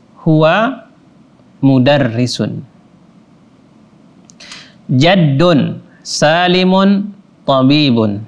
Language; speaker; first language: Arabic; non-native, fluent; Indonesian